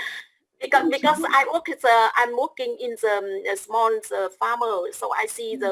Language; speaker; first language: English; non-native, learner; Vietnamese